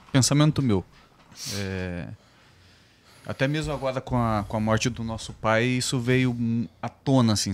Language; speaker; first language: Portuguese; native; Portuguese